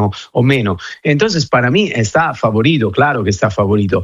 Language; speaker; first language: Spanish; non-native, fluent; Italian